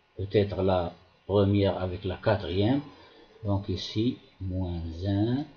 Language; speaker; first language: French; non-native, local second language; Arabic